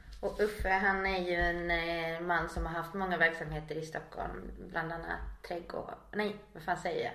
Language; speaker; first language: Swedish; native; Swedish